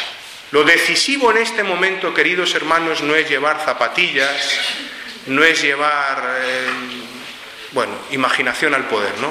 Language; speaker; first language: Spanish; native; Spanish